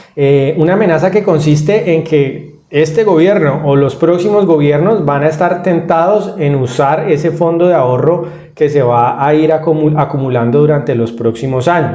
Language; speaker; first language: Spanish; native; Spanish